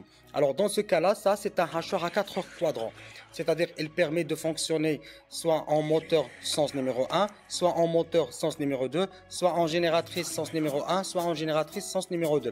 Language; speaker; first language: French; non-native, local second language; Arabic